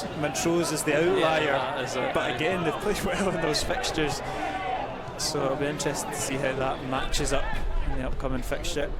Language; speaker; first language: English; native; English